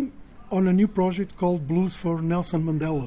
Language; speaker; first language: English; non-native, fluent; Portuguese